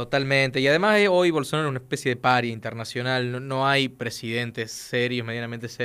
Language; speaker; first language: Spanish; native; Spanish